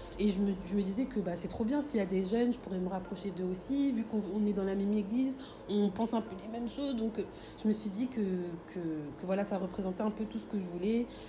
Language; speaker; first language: French; native; French